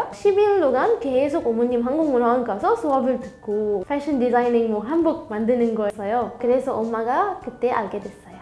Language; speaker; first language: Korean; non-native, fluent; Arabic